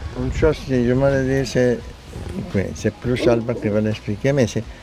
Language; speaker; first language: French; non-native, learner; Spanish